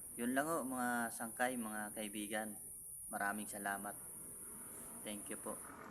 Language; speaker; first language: Filipino; non-native, local second language; Waray